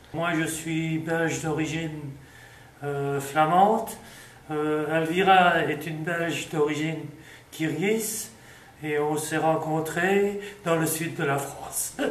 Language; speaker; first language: French; non-native, local second language; Dutch